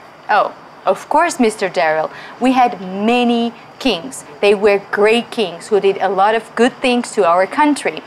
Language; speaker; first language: English; non-native, fluent; Georgian